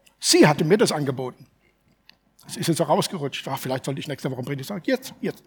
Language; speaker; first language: German; native; German